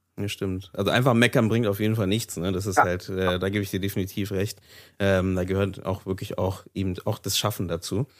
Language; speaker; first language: German; native; German